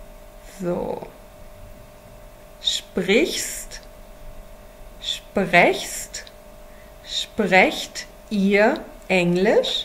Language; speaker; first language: German; non-native, fluent; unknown